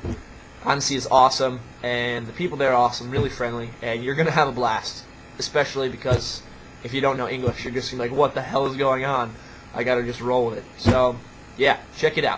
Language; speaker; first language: English; native; English